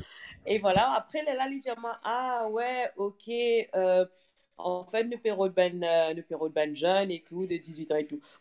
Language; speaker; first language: French; non-native, local second language; Morisyen